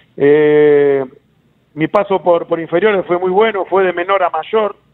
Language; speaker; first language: Spanish; native; Spanish